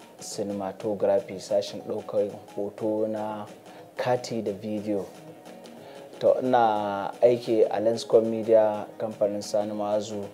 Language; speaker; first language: Hausa; non-native, local second language; Fula